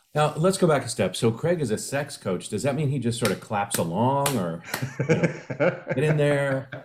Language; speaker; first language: English; native; English